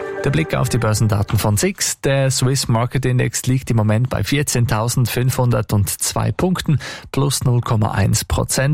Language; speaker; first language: German; native; German